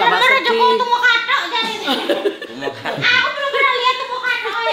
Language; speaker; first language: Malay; non-native, local second language; Javanese